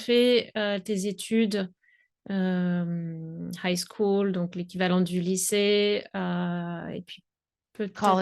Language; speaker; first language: French; native; French